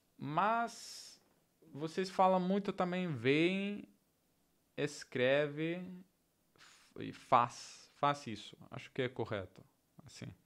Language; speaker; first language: Portuguese; non-native, learner; Italian